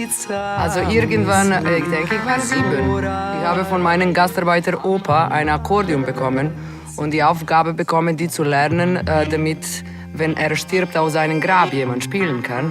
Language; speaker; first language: German; non-native, fluent; Serbian